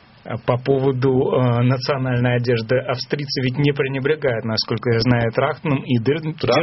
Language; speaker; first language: Russian; native; Russian